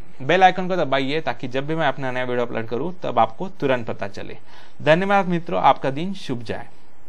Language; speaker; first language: Hindi; non-native, local second language; Marathi